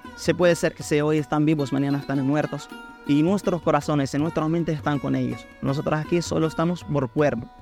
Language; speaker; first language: Spanish; non-native, fluent; Arabic